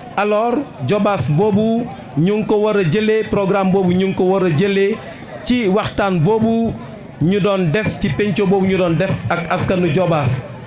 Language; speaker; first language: Wolof; non-native, local second language; Serer